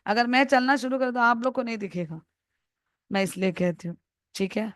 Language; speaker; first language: Hindi; non-native, local second language; Malayalam